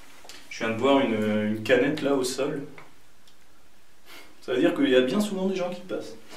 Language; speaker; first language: French; native; French